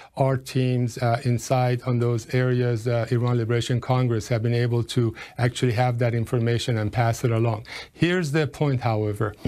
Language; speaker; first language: English; non-native, fluent; Persian